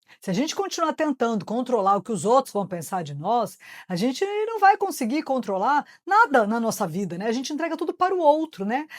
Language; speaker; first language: Portuguese; native; Portuguese